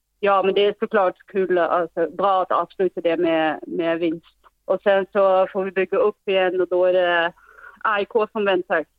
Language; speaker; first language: Swedish; non-native, fluent; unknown